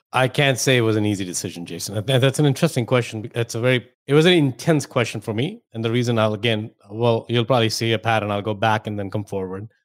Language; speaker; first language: English; non-native, local second language; Hindi